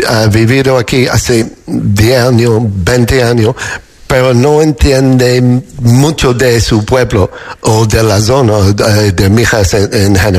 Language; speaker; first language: Spanish; non-native, learner; English